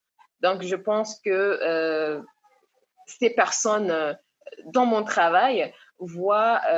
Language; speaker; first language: French; non-native, local second language; Comorian